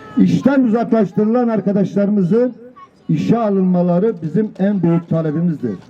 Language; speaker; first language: Turkish; non-native, local second language; Kurdish